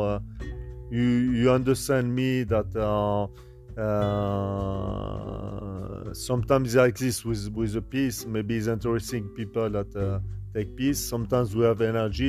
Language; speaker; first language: English; non-native, learner; French